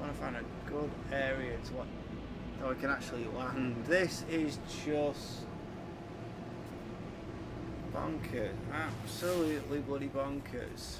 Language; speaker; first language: English; native; English